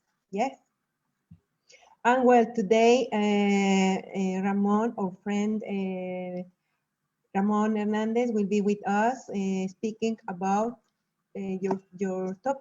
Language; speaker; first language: English; non-native, learner; Spanish